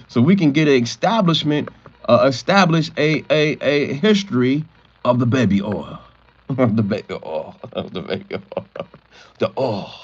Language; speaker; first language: English; native; English